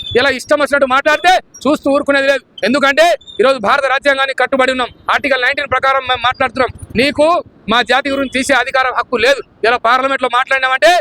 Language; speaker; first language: Telugu; non-native, local second language; Lambadi